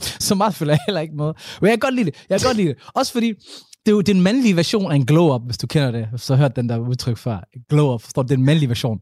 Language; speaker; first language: Danish; early bilingual, other home language; Somali